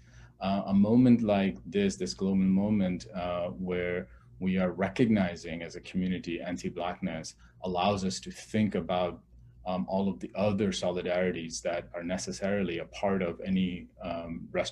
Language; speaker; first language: English; non-native, local second language; Urdu